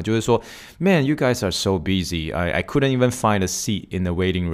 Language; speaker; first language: English; non-native, fluent; Chinese